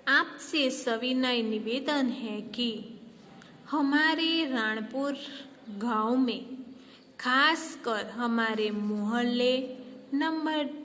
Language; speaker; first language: Hindi; non-native, local second language; Gujarati